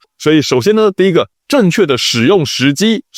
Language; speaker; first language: Chinese; native; Chinese